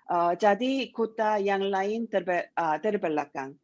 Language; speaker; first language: Indonesian; non-native, learner; Korean